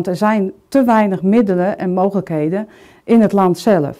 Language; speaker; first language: Dutch; native; Dutch